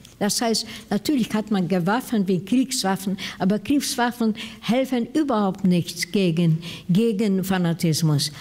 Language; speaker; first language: German; non-native, fluent; Hungarian